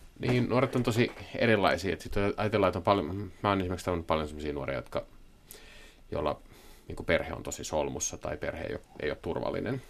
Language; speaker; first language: Finnish; native; Finnish